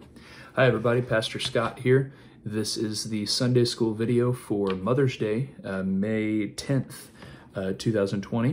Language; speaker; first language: English; native; English